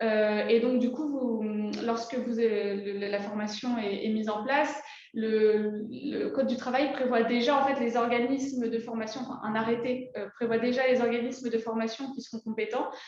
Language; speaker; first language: French; native; French